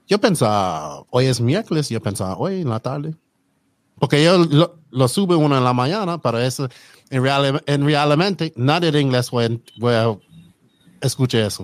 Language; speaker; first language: Spanish; non-native, learner; English